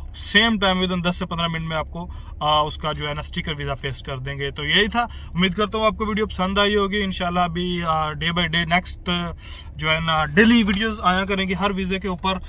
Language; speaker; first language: Urdu; non-native, local second language; Punjabi